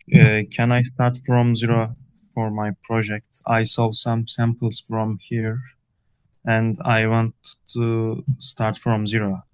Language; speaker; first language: English; non-native, learner; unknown